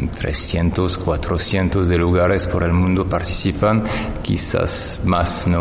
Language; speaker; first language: Spanish; non-native, fluent; French